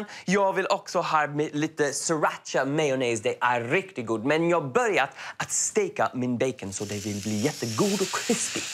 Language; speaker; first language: Swedish; non-native, learner; English